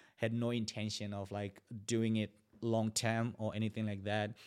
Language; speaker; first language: English; non-native, local second language; Shona